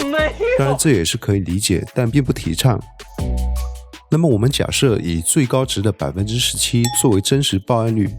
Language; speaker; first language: Chinese; native; Chinese